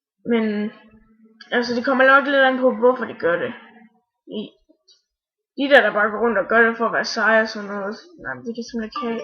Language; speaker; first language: Danish; native; Danish